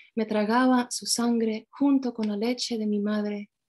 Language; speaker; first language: Spanish; early bilingual, heritage; Spanish